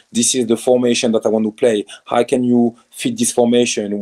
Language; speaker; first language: English; non-native, fluent; French